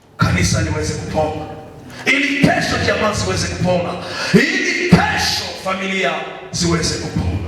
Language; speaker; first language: Swahili; native; Swahili